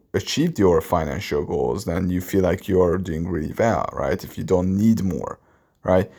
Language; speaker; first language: English; non-native, fluent; Hungarian